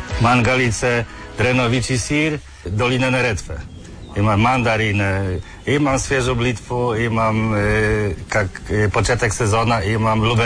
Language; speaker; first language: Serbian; non-native, learner; Polish